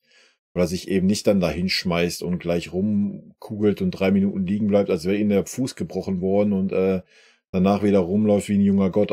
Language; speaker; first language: German; native; German